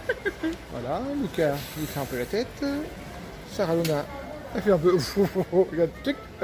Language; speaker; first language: French; native; French